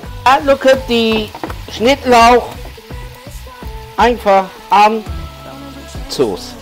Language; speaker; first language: German; non-native, learner; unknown